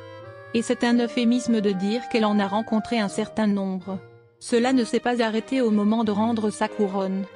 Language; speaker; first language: French; native; French